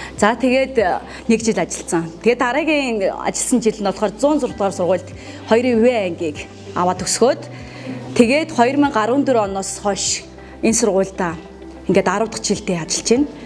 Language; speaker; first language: Mongolian; native; Mongolian